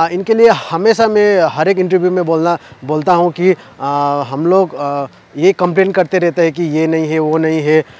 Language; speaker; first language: Hindi; non-native, local second language; Nepali